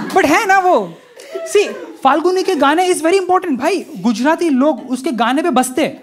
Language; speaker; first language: Hindi; non-native, local second language; Gujarati